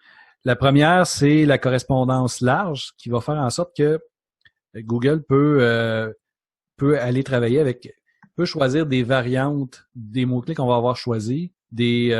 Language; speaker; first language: French; native; French